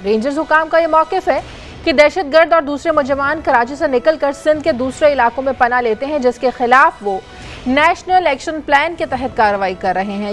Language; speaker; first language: Urdu; native; Urdu